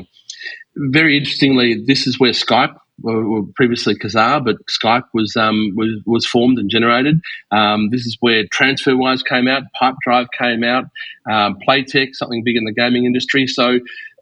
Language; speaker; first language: English; native; English